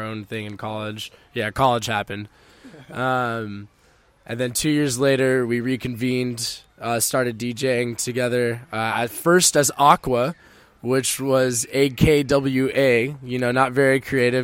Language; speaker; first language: English; native; English